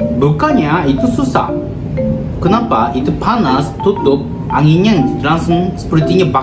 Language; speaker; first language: Indonesian; non-native, learner; Japanese